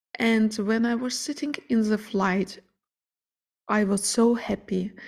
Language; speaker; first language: English; non-native, fluent; Ukrainian